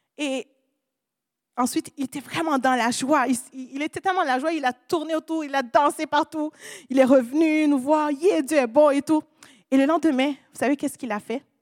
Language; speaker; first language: French; non-native, local second language; Haitian Creole